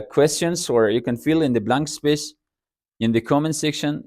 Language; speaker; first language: English; non-native, fluent; Persian